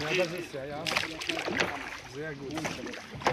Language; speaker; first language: German; non-native, learner; Albanian